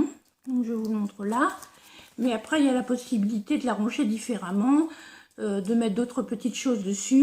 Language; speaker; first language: French; native; French